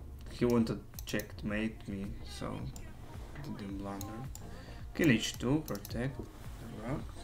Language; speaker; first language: English; non-native, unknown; Ukrainian